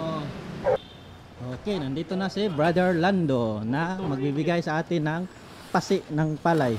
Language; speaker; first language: Filipino; non-native, local second language; Cebuano